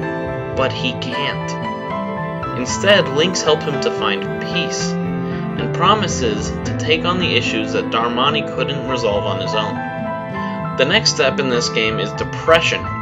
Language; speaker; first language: English; native; English